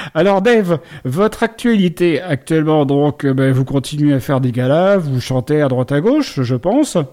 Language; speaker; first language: French; native; French